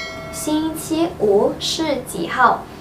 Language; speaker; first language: Chinese; non-native, fluent; Indonesian